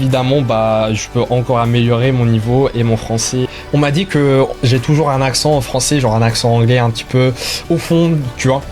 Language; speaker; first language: French; non-native, fluent; English